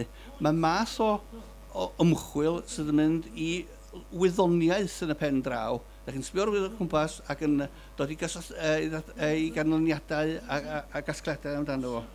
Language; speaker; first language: Welsh; native; Welsh